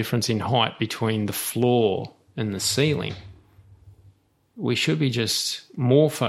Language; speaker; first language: English; native; English